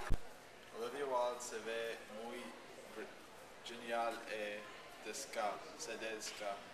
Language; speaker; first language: Spanish; non-native, learner; English